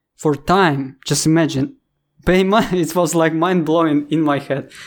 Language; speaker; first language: English; non-native, fluent; Ukrainian